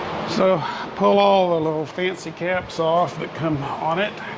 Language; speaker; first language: English; native; English